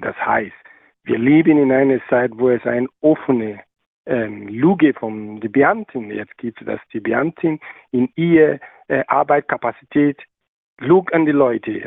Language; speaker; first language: German; non-native, learner; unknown